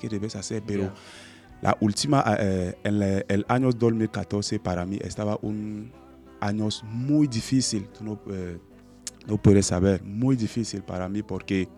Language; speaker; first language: Spanish; non-native, learner; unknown